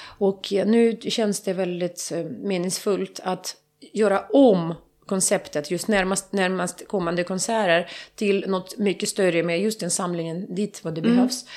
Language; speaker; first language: Swedish; non-native, fluent; Ukrainian